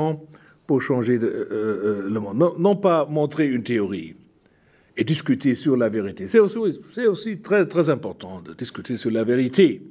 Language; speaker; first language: French; non-native, fluent; German